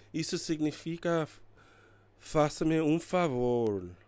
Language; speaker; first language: Portuguese; non-native, learner; English